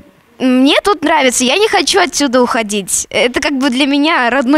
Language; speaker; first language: Russian; native; Russian